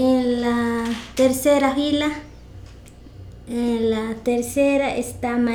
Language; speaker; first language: Spanish; non-native, local second language; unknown